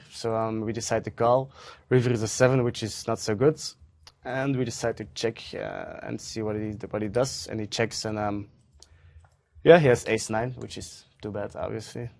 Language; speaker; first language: English; non-native, fluent; Dutch